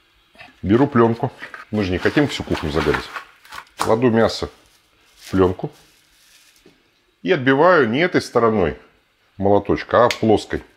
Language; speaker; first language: Russian; native; Russian